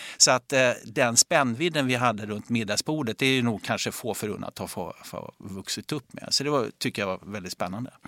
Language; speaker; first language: Swedish; native; Swedish